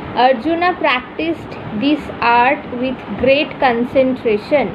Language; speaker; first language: English; non-native, local second language; Bangla